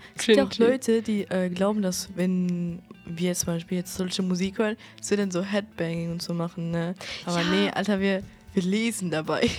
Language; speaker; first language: German; native; German